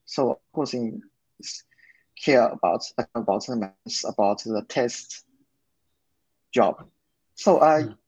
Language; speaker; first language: English; non-native, learner; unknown